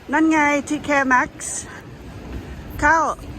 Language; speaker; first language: Thai; native; Thai